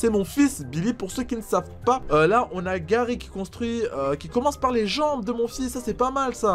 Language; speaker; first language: French; native; French